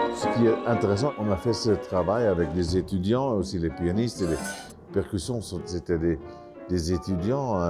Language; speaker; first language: French; non-native, fluent; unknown